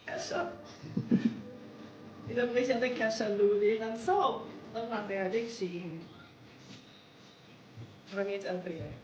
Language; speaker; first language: Arabic; native; Arabic